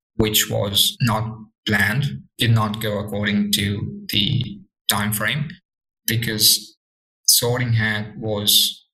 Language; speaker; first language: English; non-native, fluent; Morisyen